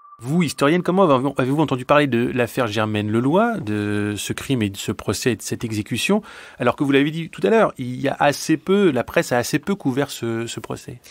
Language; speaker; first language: French; native; French